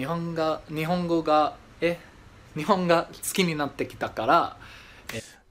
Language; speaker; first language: Japanese; non-native, learner; English